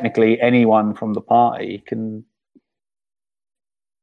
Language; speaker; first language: English; native; English